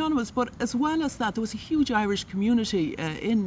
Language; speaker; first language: English; native; English